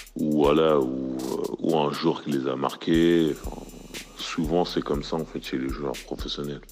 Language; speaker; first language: French; native; French